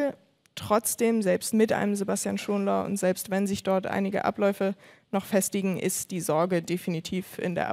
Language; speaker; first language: German; native; German